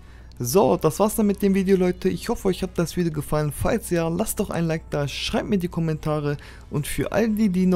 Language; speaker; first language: German; native; German